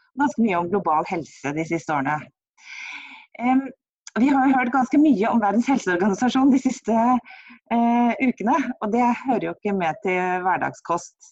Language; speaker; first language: Norwegian; native; Norwegian